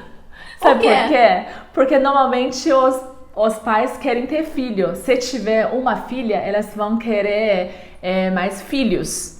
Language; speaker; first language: Portuguese; non-native, learner; Chinese